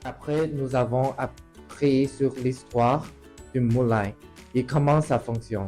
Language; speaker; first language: French; non-native, learner; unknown